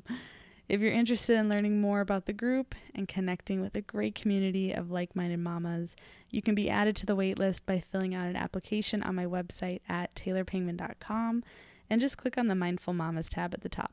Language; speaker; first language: English; native; English